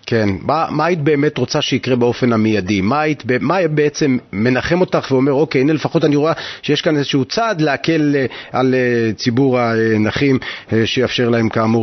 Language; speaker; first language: Hebrew; native; Hebrew